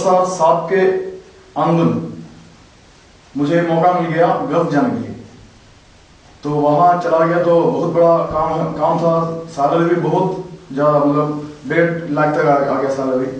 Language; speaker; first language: Hindi; non-native, local second language; Malayalam